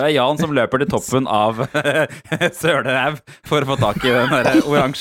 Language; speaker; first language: Norwegian; native; Norwegian